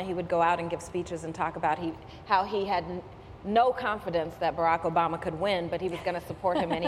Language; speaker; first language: English; native; English